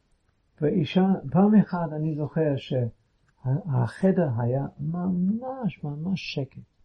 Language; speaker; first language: Hebrew; non-native, fluent; English